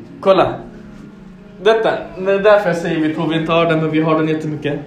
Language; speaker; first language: Swedish; non-native, fluent; Arabic